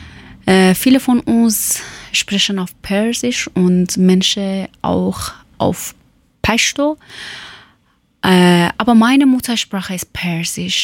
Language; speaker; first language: German; non-native, learner; Persian